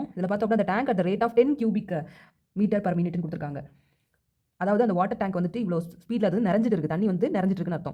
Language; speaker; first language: Tamil; native; Tamil